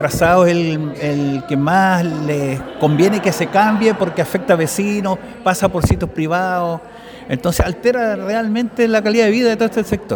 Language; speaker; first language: Spanish; native; Spanish